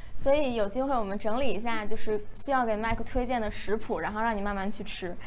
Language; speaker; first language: Chinese; native; Chinese